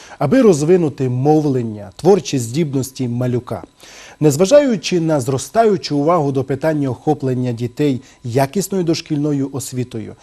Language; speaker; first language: Ukrainian; non-native, local second language; Romany